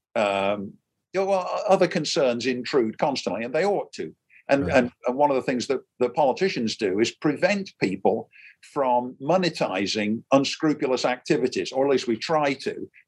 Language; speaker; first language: English; native; English